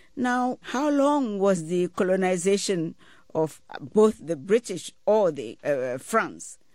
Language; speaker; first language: English; non-native, local second language; Ewe